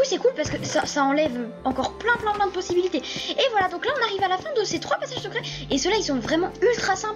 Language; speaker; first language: French; native; French